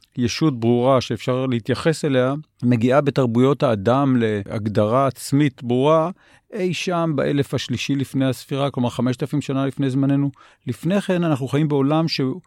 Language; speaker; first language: Hebrew; native; Hebrew